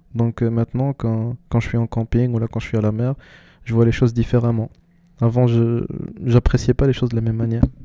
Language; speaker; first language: French; non-native, local second language; Arabic